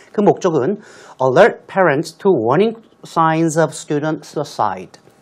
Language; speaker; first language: English; non-native, fluent; Korean